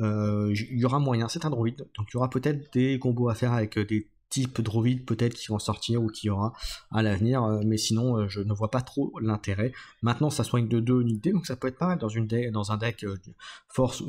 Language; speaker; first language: French; native; French